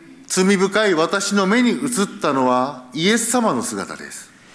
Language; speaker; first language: Japanese; early bilingual, heritage; Japanese